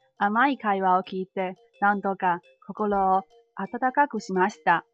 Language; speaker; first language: Japanese; non-native, learner; Chinese